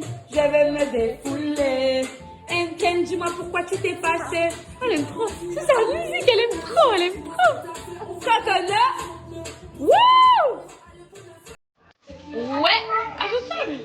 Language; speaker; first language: French; native; French